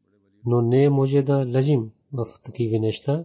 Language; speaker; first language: Bulgarian; non-native, fluent; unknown